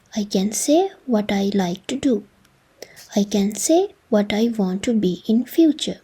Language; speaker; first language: English; non-native, local second language; Sinhala